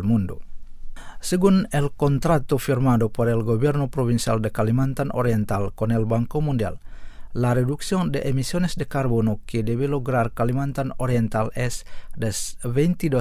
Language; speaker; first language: Spanish; non-native, fluent; Indonesian